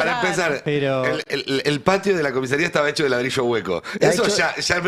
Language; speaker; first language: Spanish; native; Spanish